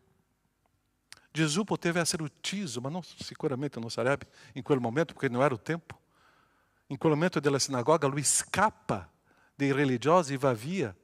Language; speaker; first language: Italian; non-native, fluent; Portuguese